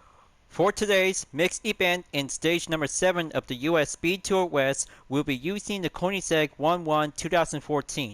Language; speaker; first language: English; non-native, fluent; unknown